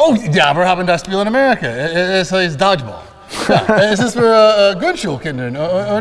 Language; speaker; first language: German; non-native, learner; English